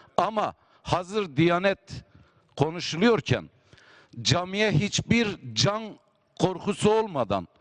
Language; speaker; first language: Turkish; native; Turkish